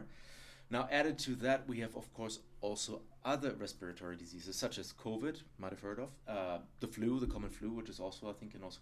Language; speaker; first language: English; non-native, fluent; German